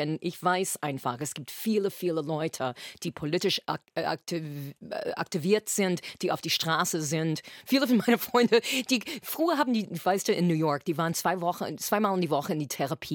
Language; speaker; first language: German; non-native, fluent; English